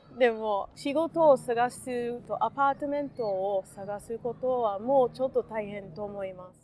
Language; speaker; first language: Japanese; non-native, learner; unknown